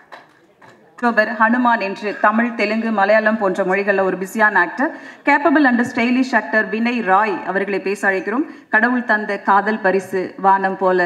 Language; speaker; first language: Tamil; native; Tamil